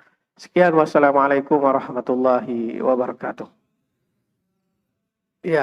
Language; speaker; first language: Indonesian; native; Indonesian